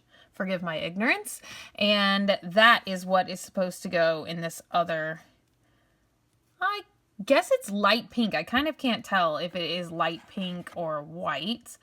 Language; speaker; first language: English; native; English